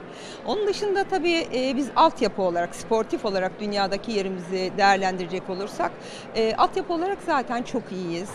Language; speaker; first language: Turkish; native; Turkish